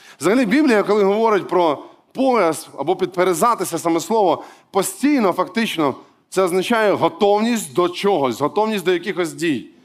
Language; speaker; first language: Ukrainian; non-native, local second language; Russian